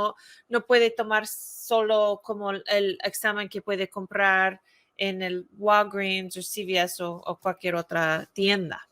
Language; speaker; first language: Spanish; non-native, fluent; English